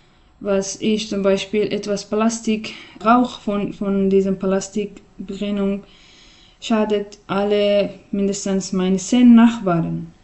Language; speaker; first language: German; non-native, learner; Persian